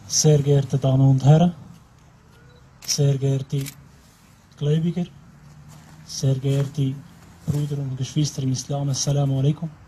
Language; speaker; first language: German; non-native, fluent; Albanian